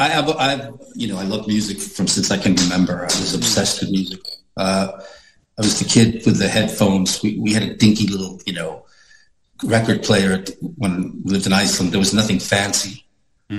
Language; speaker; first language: English; non-native, fluent; Icelandic